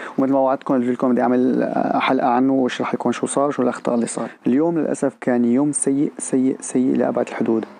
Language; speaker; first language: Arabic; native; Arabic